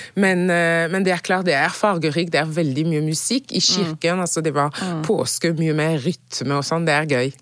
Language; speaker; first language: Norwegian; non-native, fluent; French